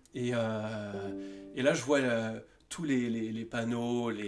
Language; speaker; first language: French; native; French